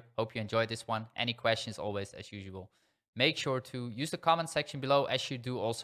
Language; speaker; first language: English; non-native, fluent; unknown